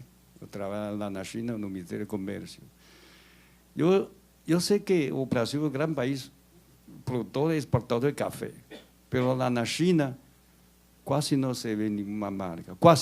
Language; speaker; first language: Portuguese; non-native, learner; Chinese